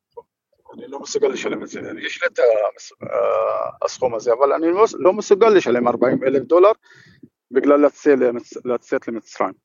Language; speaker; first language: Hebrew; non-native, fluent; Arabic